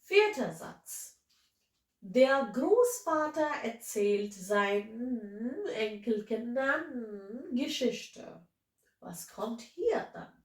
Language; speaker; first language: German; non-native, fluent; English